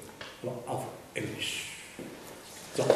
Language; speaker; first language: German; non-native, fluent; Japanese